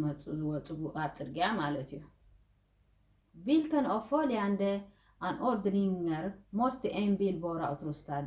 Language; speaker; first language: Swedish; non-native, fluent; Tigrinya